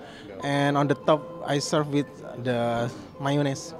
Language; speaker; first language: English; non-native, fluent; Indonesian